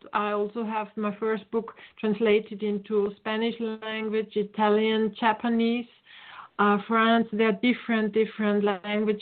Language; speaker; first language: English; non-native, fluent; German